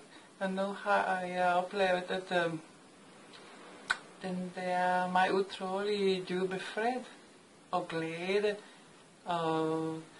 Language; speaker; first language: Danish; non-native, fluent; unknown